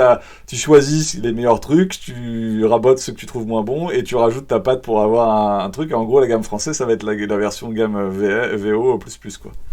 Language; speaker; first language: French; native; French